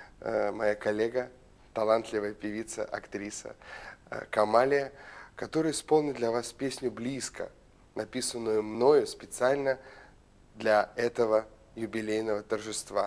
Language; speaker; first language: Russian; native; Russian